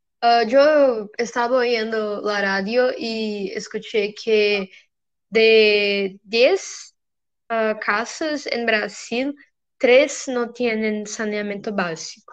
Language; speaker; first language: Spanish; non-native, learner; Portuguese